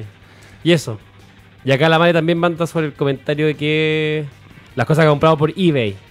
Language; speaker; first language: Spanish; native; Spanish